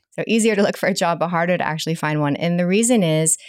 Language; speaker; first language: English; native; English